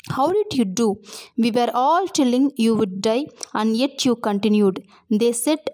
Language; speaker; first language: English; non-native, local second language; Tamil